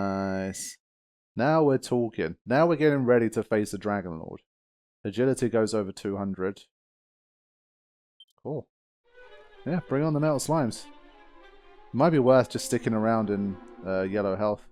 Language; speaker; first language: English; native; English